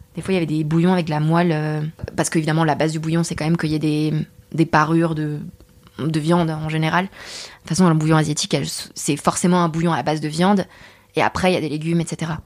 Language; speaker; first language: French; native; French